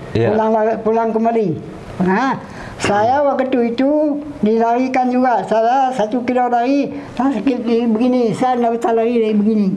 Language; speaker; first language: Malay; non-native, local second language; Achinese